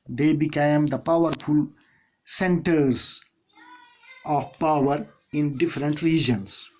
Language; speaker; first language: English; non-native, local second language; Hindi